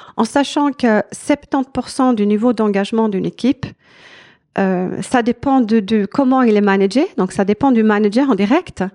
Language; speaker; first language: French; non-native, fluent; Swedish